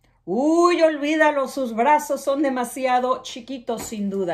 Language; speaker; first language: Spanish; early bilingual, other home language; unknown